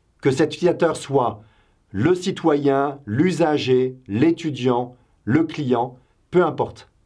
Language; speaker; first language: French; native; French